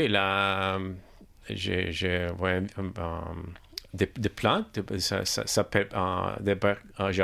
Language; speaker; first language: French; non-native, learner; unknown